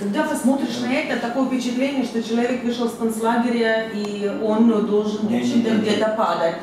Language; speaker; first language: Russian; non-native, fluent; Bulgarian